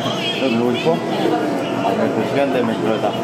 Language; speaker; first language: Korean; native; Korean